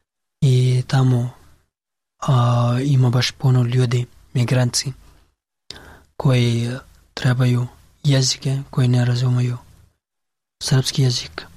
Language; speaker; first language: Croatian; non-native, learner; Pashto